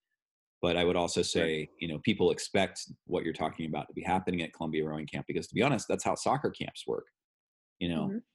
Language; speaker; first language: English; native; English